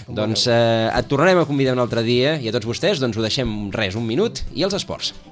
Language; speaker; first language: Catalan; native; Catalan